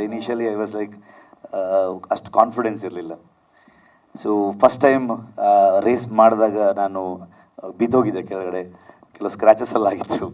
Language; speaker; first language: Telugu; non-native, learner; Kannada